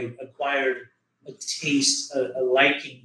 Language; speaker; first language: English; native; English